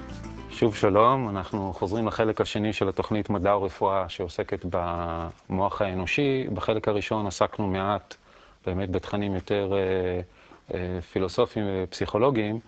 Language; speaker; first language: Hebrew; native; Hebrew